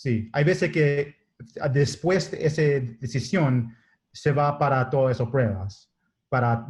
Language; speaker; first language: Spanish; non-native, learner; English